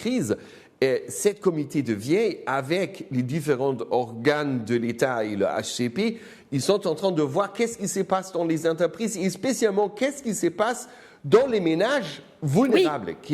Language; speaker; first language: French; non-native, fluent; German